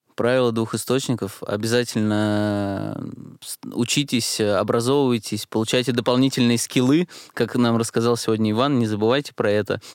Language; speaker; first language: Russian; native; Russian